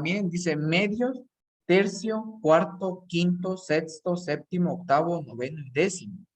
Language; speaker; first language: Spanish; native; Spanish